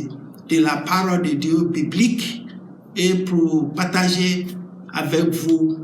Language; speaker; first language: French; non-native, learner; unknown